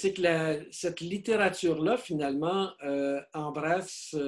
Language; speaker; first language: French; native; French